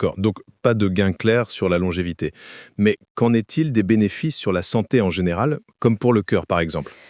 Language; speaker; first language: French; native; French